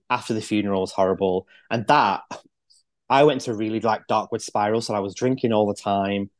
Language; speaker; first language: English; native; English